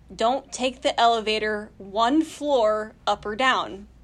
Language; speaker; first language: English; native; English